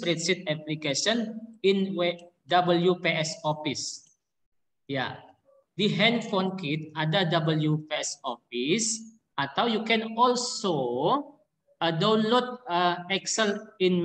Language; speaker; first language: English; non-native, learner; Indonesian